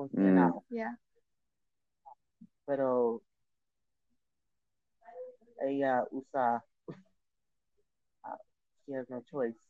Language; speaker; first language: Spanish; non-native, learner; English